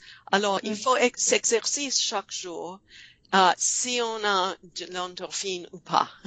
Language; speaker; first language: French; non-native, fluent; English